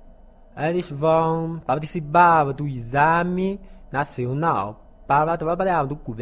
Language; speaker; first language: Portuguese; non-native, learner; Chinese